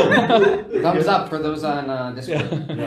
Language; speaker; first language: English; native; English